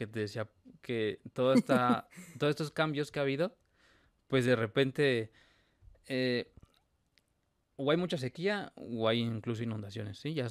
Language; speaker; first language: Spanish; native; Spanish